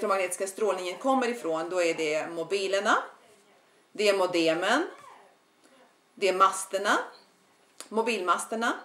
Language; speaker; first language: Swedish; non-native, fluent; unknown